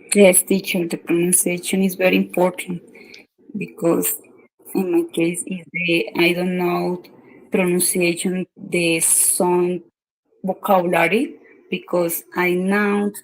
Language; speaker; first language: English; non-native, learner; Spanish